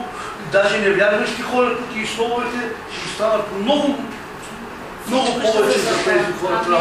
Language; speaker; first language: Bulgarian; non-native, local second language; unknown